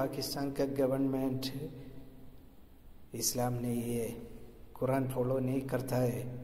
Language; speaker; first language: Hindi; non-native, local second language; Malayalam